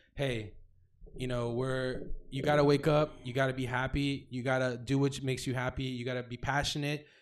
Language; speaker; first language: English; native; English